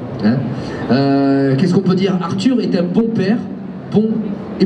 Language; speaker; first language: French; native; French